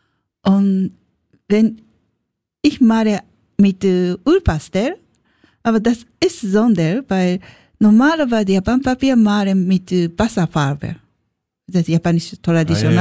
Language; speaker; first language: German; non-native, learner; Japanese